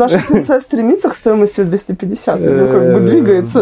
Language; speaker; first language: Russian; native; Russian